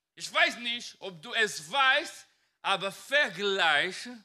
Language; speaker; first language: German; non-native, fluent; Portuguese